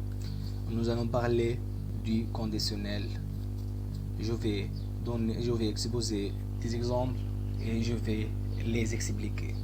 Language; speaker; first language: French; non-native, fluent; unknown